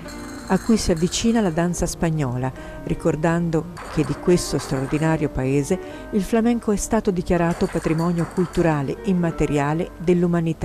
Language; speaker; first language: Italian; native; Italian